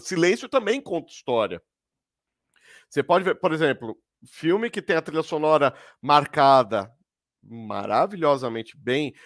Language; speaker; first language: Portuguese; native; Portuguese